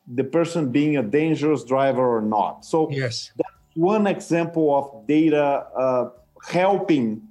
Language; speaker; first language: English; non-native, fluent; Portuguese